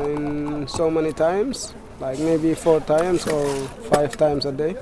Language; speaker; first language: English; non-native, learner; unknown